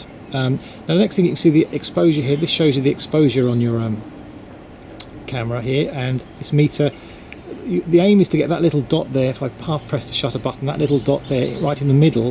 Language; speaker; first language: English; native; English